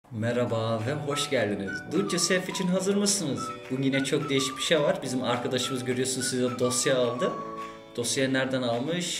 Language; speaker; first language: Turkish; early bilingual, heritage; Turkish